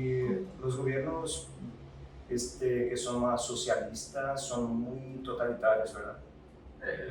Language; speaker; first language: Spanish; non-native, fluent; Portuguese